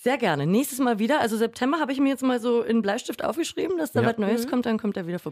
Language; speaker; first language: German; native; German